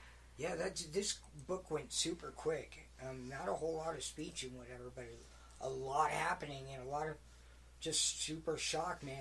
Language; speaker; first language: English; native; English